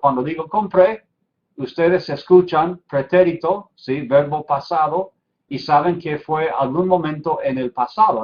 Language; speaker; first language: Spanish; non-native, fluent; English